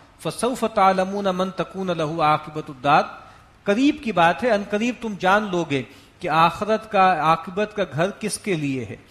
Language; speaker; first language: Urdu; native; Urdu